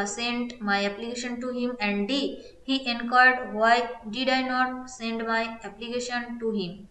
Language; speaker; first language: English; non-native, local second language; Bangla